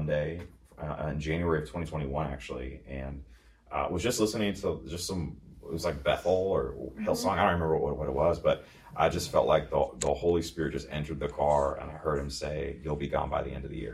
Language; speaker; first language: English; native; English